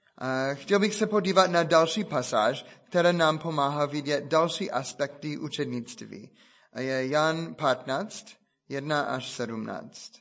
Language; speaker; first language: Czech; non-native, fluent; English